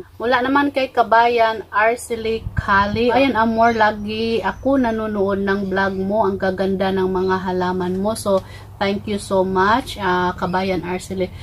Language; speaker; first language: Filipino; non-native, local second language; Cebuano